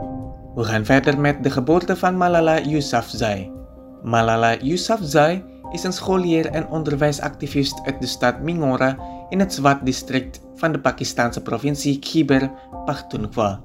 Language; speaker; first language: Dutch; non-native, fluent; Indonesian